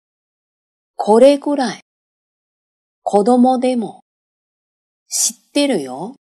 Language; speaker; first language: Japanese; non-native, fluent; Chinese